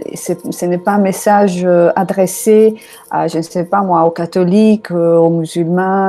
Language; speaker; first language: French; non-native, fluent; Italian